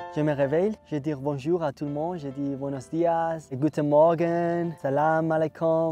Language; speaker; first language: French; non-native, fluent; Spanish